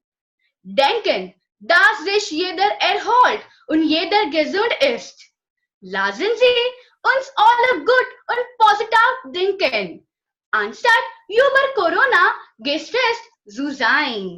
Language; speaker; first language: German; non-native, learner; Gujarati